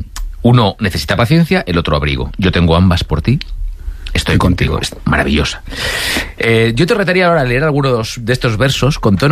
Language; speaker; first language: Spanish; native; Spanish